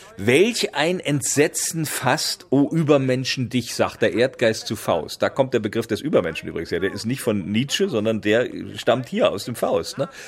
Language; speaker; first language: German; native; German